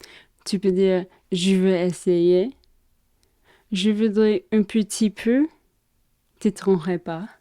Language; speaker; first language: French; non-native, learner; English